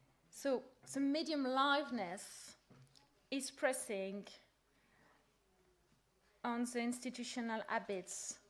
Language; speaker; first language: English; non-native, fluent; French